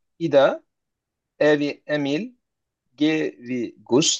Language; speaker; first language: German; non-native, learner; Turkish